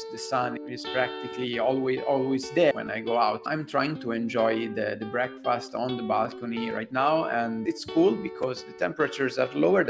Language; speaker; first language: English; non-native, fluent; Italian